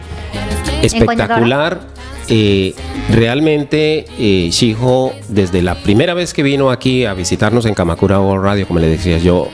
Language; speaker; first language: Spanish; native; Spanish